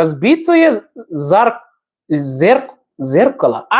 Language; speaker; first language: Russian; non-native, learner; English